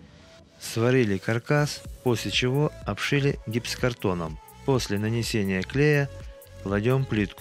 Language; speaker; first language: Russian; native; Russian